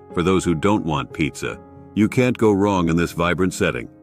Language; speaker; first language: English; native; English